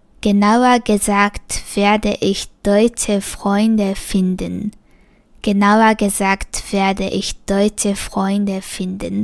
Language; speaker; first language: German; non-native, fluent; Japanese